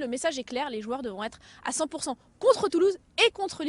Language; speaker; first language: French; native; French